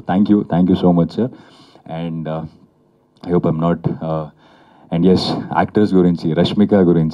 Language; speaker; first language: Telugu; non-native, fluent; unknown